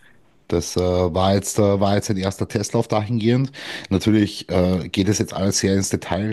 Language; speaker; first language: German; native; German